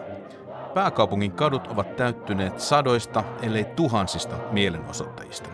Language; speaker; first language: Finnish; native; Finnish